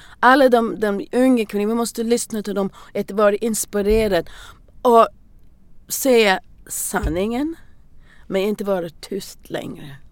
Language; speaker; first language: Swedish; non-native, learner; English